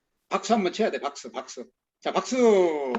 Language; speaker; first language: Korean; native; Korean